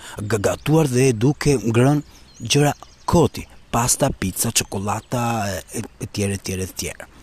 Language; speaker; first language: Albanian; early bilingual, heritage; Albanian